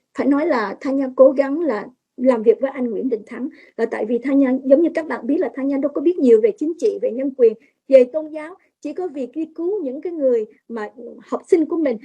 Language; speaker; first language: Vietnamese; early bilingual, heritage; Vietnamese